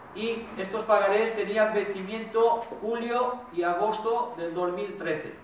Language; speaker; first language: Spanish; non-native, local second language; Catalan